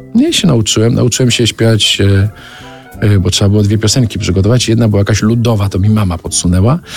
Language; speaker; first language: Polish; native; Polish